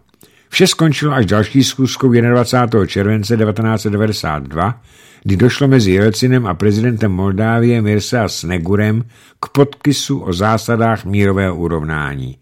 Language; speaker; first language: Czech; native; Czech